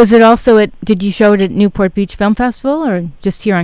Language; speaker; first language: English; native; English